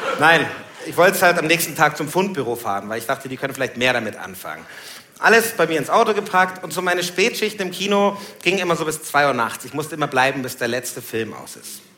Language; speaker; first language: German; early bilingual, other home language; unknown